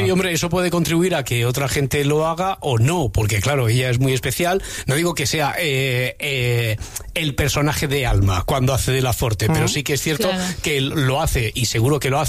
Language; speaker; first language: Spanish; native; Spanish